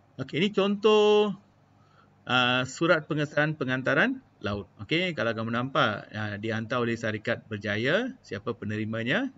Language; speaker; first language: Malay; non-native, local second language; Malayalam